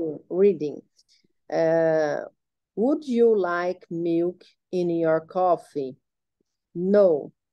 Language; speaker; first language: English; non-native, learner; Portuguese